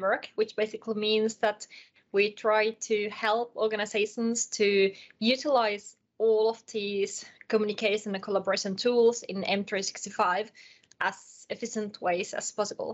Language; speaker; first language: English; non-native, fluent; Finnish